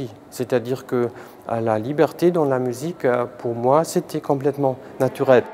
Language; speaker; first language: French; non-native, fluent; German